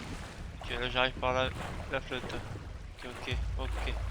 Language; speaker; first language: French; native; French